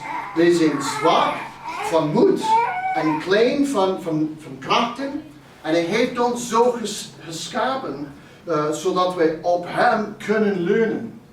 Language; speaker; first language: Dutch; non-native, fluent; English